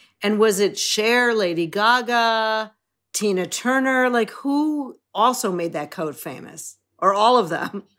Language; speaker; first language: English; native; English